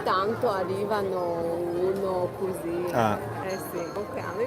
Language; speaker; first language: Italian; non-native, learner; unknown